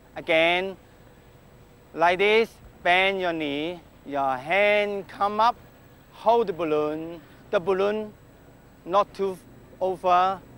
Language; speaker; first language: English; non-native, local second language; Cantonese